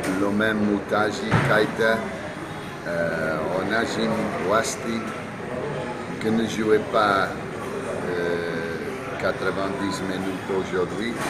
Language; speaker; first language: French; non-native, learner; English